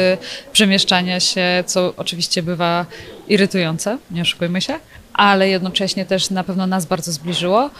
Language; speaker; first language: Polish; native; Polish